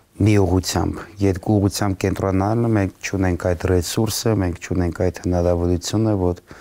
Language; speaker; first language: Armenian; native; Armenian